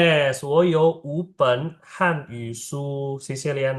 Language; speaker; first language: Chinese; non-native, fluent; Indonesian